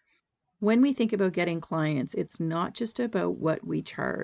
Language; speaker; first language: English; native; English